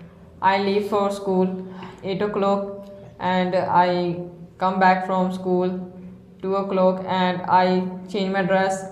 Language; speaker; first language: English; non-native, learner; Hindi